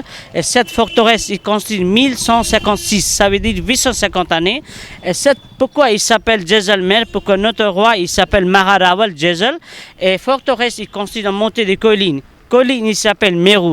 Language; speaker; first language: French; non-native, learner; Hindi